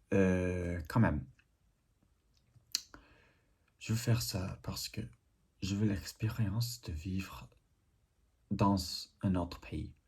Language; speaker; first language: French; non-native, learner; English